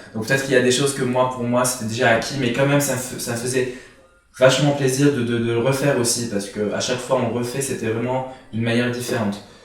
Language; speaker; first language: French; non-native, local second language; Arabic